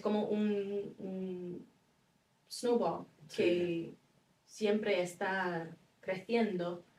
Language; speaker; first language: Spanish; non-native, fluent; English